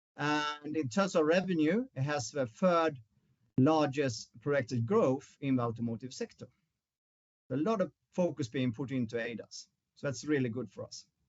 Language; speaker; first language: English; non-native, fluent; Swedish